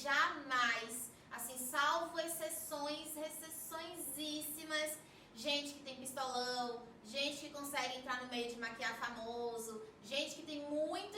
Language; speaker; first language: Portuguese; native; Portuguese